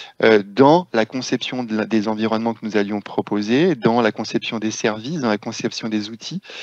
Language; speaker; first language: French; native; French